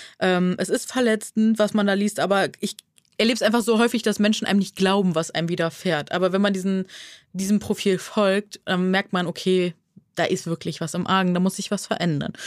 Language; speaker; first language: German; native; German